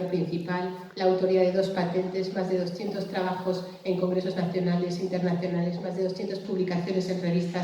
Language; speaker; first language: Spanish; native; Spanish